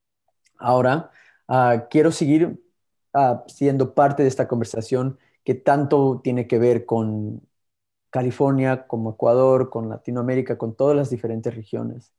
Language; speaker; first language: Spanish; early bilingual, heritage; Spanish